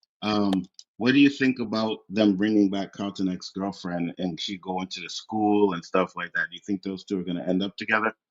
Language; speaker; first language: English; native; English